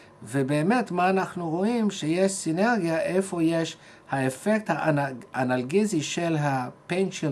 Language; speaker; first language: Hebrew; non-native, fluent; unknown